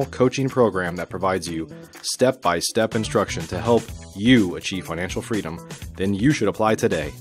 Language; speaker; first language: English; native; English